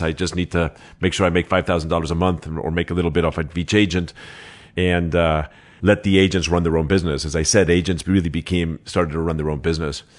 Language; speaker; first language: English; early bilingual, other home language; Spanish